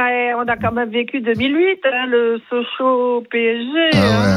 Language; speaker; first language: French; native; French